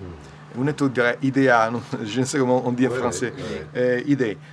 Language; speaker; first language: French; non-native, learner; Italian